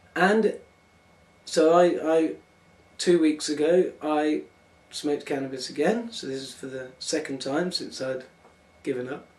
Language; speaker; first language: English; native; English